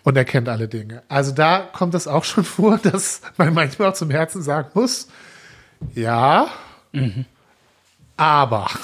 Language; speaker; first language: German; native; German